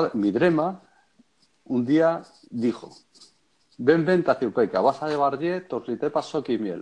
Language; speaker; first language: Spanish; native; Spanish